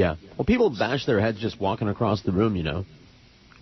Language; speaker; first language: English; native; English